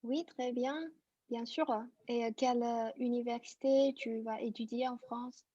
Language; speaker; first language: French; non-native, fluent; Chinese